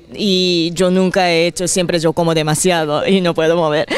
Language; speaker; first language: Spanish; non-native, fluent; Japanese